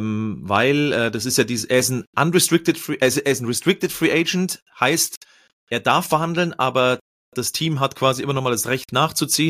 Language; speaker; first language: German; native; German